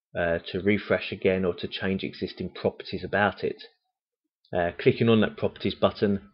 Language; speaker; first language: English; native; English